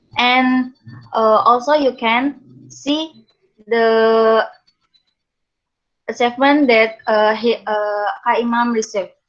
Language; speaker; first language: English; non-native, learner; Indonesian